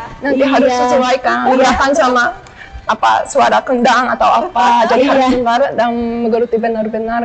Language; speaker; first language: Indonesian; non-native, fluent; Japanese